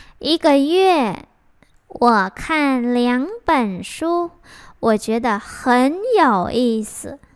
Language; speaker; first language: Chinese; non-native, fluent; Vietnamese